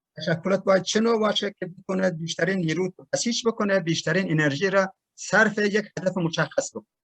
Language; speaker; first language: Persian; non-native, local second language; Turkmen